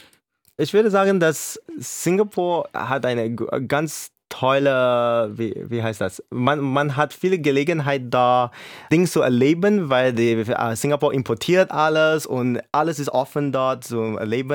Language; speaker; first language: German; non-native, fluent; English